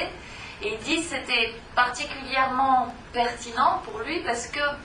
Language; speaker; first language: French; native; French